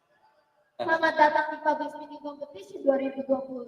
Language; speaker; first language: Indonesian; native; Indonesian